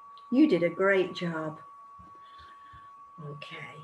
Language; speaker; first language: English; native; English